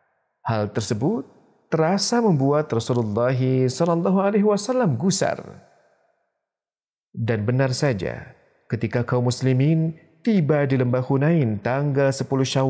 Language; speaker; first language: Indonesian; native; Indonesian